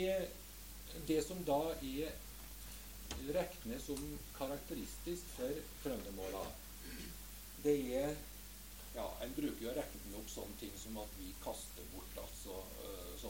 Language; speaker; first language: Norwegian; native; Norwegian